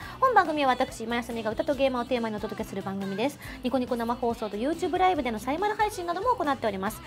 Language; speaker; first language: Japanese; native; Japanese